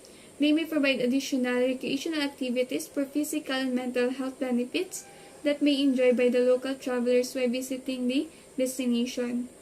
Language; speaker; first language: English; non-native, local second language; Filipino